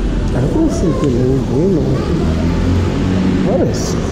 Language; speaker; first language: Spanish; non-native, learner; Haitian Creole